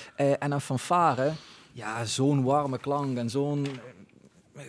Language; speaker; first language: Dutch; native; Dutch